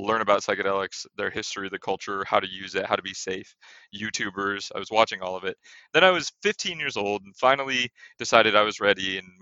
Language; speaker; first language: English; native; English